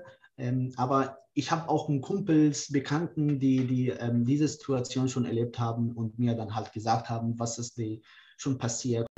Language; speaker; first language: German; non-native, fluent; Kurdish